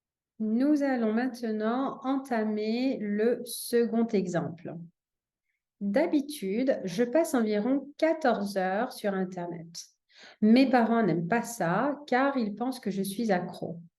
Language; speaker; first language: French; non-native, fluent; English